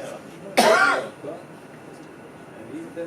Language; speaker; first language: French; native; French